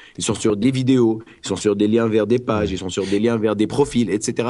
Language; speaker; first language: French; non-native, local second language; Arabic